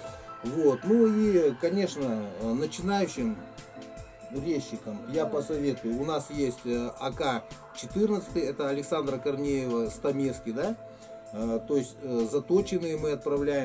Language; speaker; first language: Russian; native; Russian